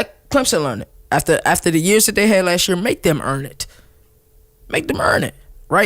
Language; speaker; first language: English; native; English